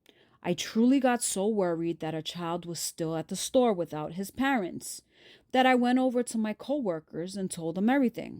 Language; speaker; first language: English; native; English